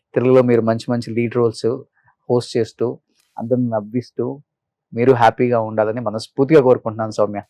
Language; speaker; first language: Telugu; native; Telugu